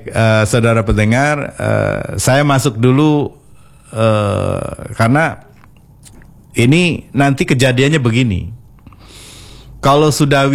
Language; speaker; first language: Indonesian; non-native, local second language; Javanese